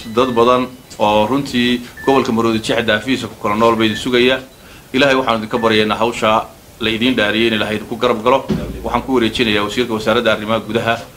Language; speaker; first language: Somali; native; Somali